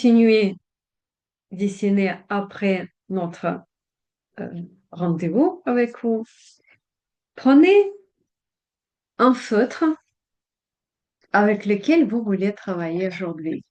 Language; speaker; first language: French; non-native, fluent; Russian